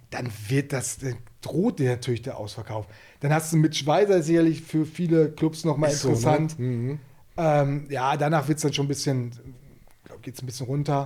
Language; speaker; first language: German; native; German